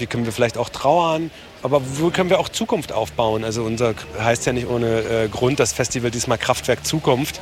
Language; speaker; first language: German; native; German